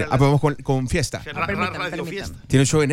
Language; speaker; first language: Spanish; native; Spanish